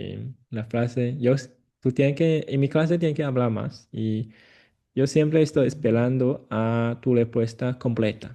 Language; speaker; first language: Spanish; non-native, fluent; Chinese